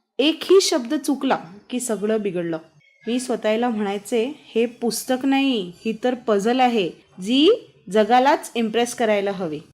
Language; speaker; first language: Marathi; non-native, local second language; Hindi